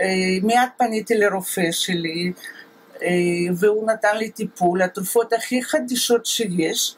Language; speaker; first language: Hebrew; non-native, fluent; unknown